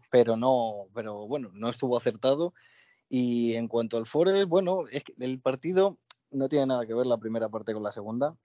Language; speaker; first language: Spanish; native; Spanish